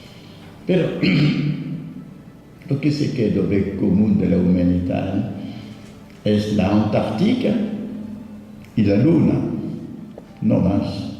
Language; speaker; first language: Spanish; non-native, fluent; French